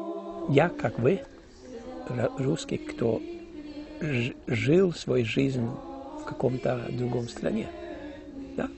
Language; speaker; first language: Russian; early bilingual, heritage; Russian